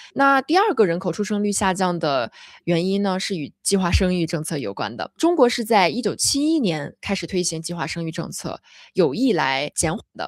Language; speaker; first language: Chinese; native; Chinese